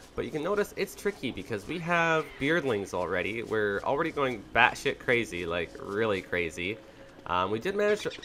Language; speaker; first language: English; native; English